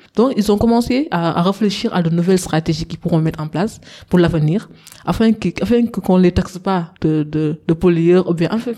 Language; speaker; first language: French; non-native, local second language; Wolof